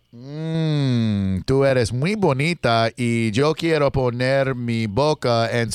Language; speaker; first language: Spanish; non-native, learner; English